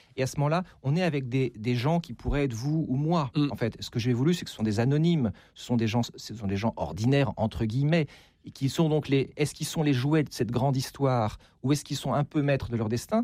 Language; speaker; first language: French; native; French